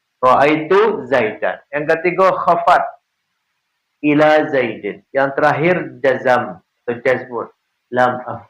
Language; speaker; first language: Malay; non-native, local second language; Minangkabau